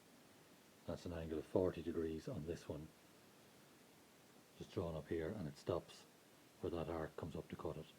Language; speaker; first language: English; native; English